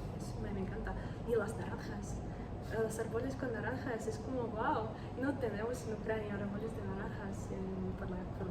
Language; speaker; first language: Spanish; non-native, learner; Ukrainian